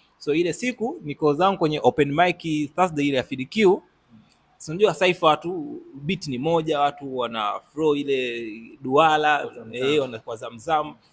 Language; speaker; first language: Swahili; native; Swahili